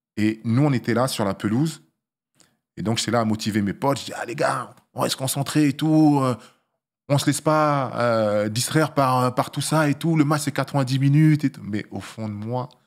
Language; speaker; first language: French; early bilingual, other home language; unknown